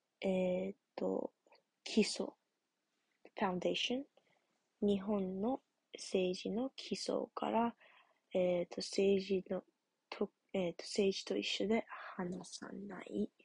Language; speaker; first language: Japanese; non-native, learner; English